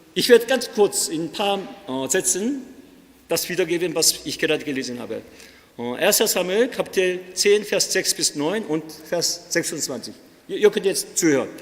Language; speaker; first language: German; early bilingual, other home language; Korean